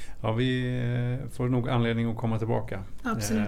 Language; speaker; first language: Swedish; native; Swedish